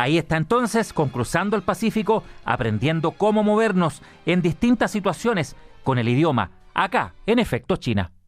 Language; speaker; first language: Spanish; native; Spanish